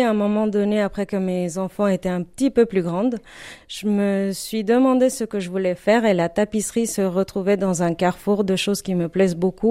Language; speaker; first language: French; non-native, fluent; Spanish